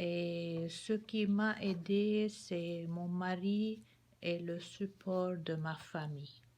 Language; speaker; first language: French; non-native, local second language; Arabic